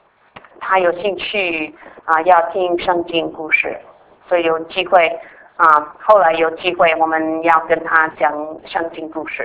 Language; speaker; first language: Chinese; non-native, fluent; English